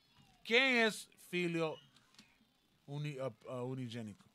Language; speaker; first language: Portuguese; non-native, learner; Spanish